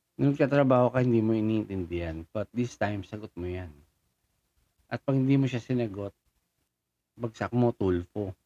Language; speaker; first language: Filipino; native; Filipino